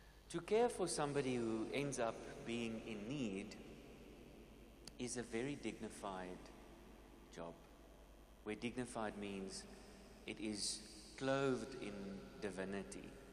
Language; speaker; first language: English; non-native, local second language; Afrikaans